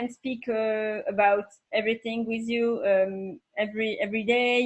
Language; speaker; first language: English; non-native, learner; French